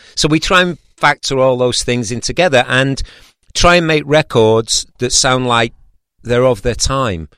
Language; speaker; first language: English; native; English